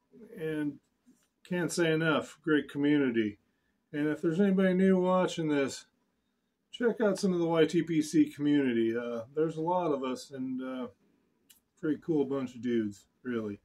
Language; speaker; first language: English; native; English